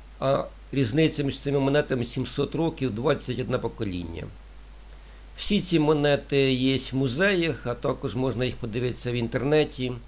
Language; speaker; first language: Ukrainian; non-native, local second language; Russian